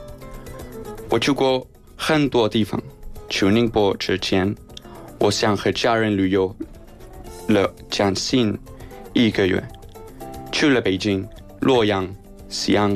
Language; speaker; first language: Chinese; non-native, learner; Spanish